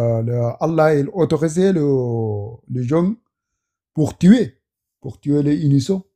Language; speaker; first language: French; non-native, learner; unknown